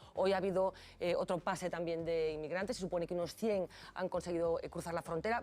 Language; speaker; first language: Spanish; native; Spanish